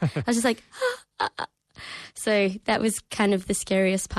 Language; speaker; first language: English; native; English